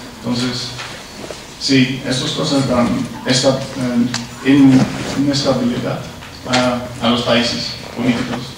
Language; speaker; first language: Spanish; non-native, learner; Dutch